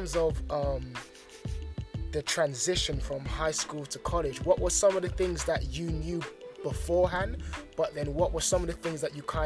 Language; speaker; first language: English; native; English